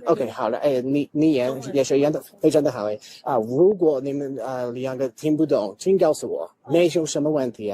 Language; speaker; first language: Chinese; non-native, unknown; English